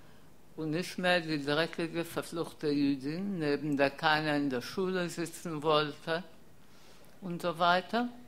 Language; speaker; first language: German; non-native, fluent; Polish